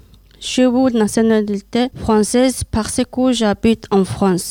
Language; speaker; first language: French; non-native, learner; Mongolian